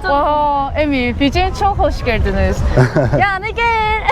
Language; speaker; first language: Turkish; non-native, learner; Korean